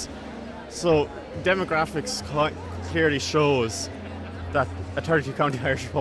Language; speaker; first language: English; native; English